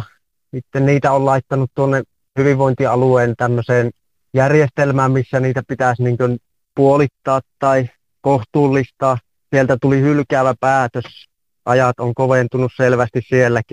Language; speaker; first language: Finnish; native; Finnish